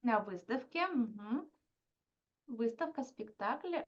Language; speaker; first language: Russian; non-native, fluent; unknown